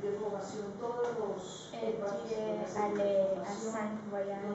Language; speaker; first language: French; non-native, learner; Spanish